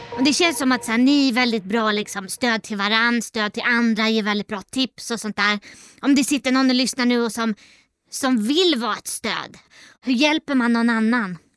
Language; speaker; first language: Swedish; native; Swedish